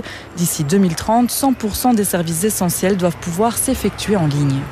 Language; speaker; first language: French; native; French